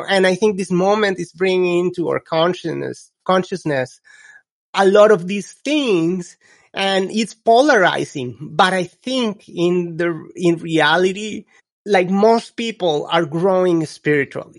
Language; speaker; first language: English; non-native, fluent; Spanish